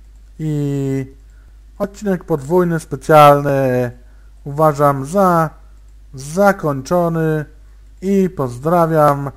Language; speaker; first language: Polish; native; Polish